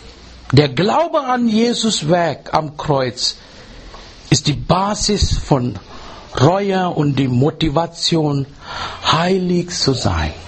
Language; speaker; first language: German; non-native, learner; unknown